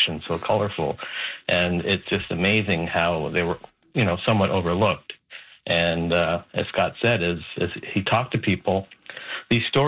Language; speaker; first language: English; native; English